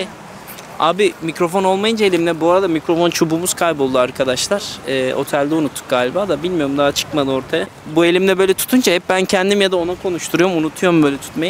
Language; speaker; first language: Turkish; native; Turkish